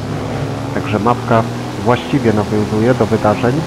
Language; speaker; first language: Polish; native; Polish